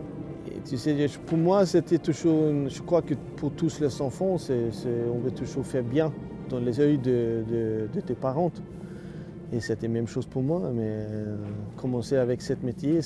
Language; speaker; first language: French; non-native, learner; Swedish